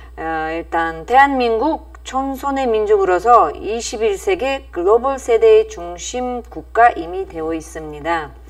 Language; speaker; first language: Korean; non-native, fluent; Russian